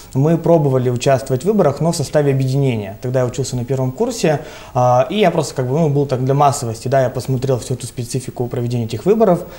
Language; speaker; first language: Russian; native; Russian